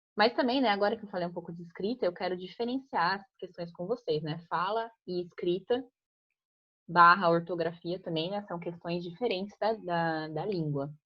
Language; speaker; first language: Portuguese; native; Portuguese